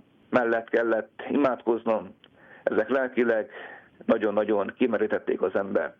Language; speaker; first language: Hungarian; native; Hungarian